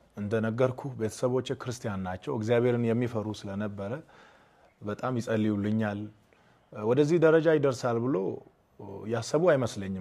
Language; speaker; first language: Amharic; non-native, local second language; Wolaytta